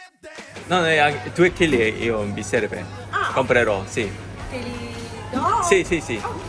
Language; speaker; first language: Italian; non-native, learner; Korean